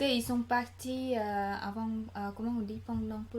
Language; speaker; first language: French; non-native, learner; Khmer